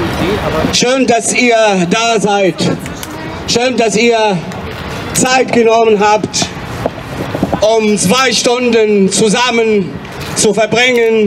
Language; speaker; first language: German; non-native, fluent; Arabic